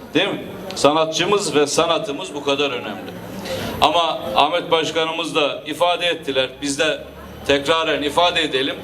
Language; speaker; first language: Turkish; native; Turkish